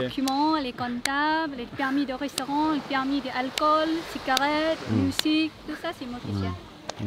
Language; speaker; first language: French; non-native, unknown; Thai